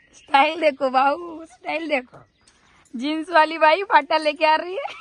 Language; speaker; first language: Hindi; non-native, local second language; Marathi